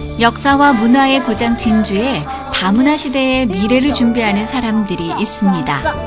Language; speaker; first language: Korean; native; Korean